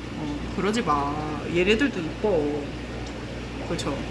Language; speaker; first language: Korean; native; Korean